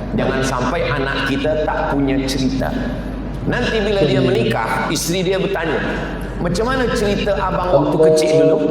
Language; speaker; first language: Malay; native; Malay